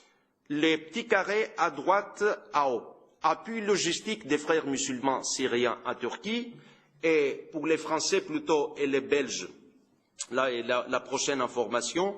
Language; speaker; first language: French; non-native, fluent; Greek